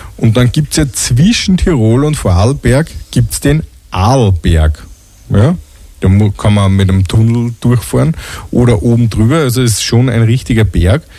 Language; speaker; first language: German; native; German